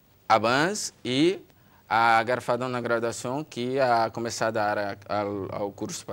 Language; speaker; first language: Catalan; non-native, learner; Portuguese